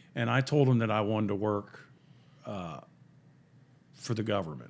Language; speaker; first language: English; native; English